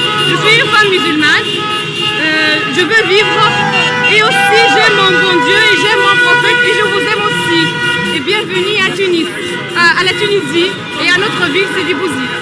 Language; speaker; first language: French; non-native, local second language; Arabic